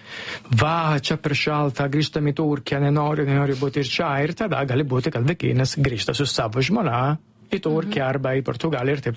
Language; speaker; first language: Lithuanian; non-native, fluent; Italian